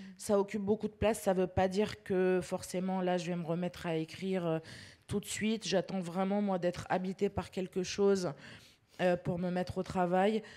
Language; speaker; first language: French; early bilingual, other home language; Arabic